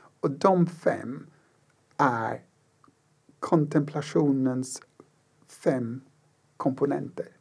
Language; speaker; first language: Swedish; non-native, fluent; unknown